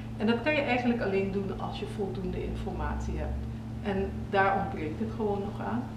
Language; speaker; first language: Dutch; native; Dutch